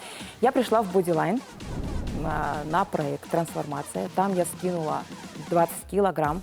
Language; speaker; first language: Russian; native; Russian